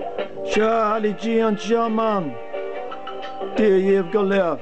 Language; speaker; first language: Irish; non-native, local second language; English